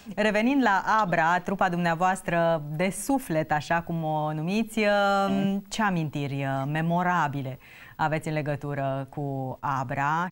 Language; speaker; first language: Romanian; native; Romanian